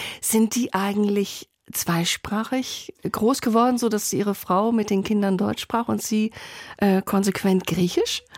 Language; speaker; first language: German; native; German